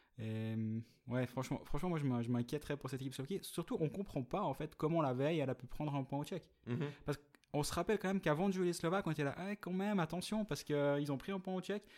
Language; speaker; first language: French; native; French